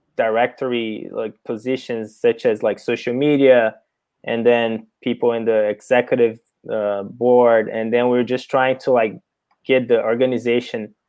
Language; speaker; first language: English; non-native, fluent; Portuguese